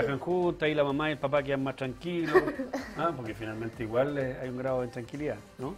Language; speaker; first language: Spanish; native; Spanish